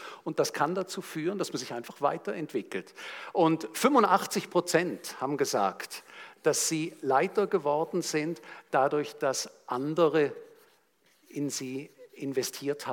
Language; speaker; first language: German; native; German